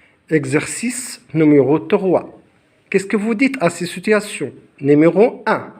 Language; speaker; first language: French; non-native, fluent; Arabic